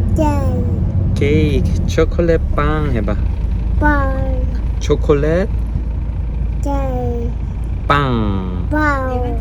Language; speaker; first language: Korean; native; Korean